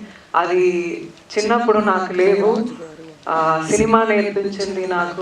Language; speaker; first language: Telugu; non-native, learner; Tamil